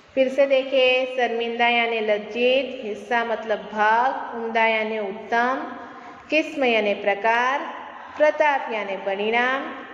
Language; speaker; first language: Hindi; non-native, local second language; Gujarati